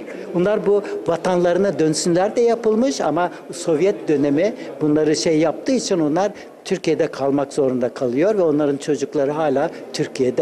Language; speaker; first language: Turkish; early bilingual, other home language; Uzbek